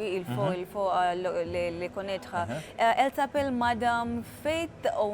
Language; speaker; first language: French; non-native, fluent; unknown